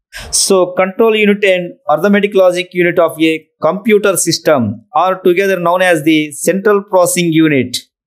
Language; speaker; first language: English; non-native, local second language; Telugu